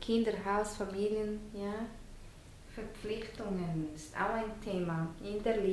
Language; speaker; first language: German; non-native, fluent; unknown